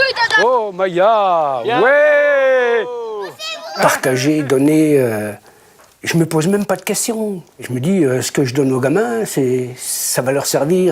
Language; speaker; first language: French; native; French